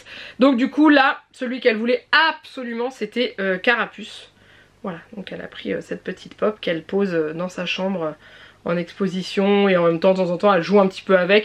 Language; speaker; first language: French; native; French